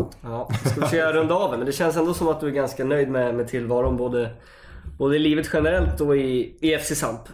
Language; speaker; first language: Swedish; native; Swedish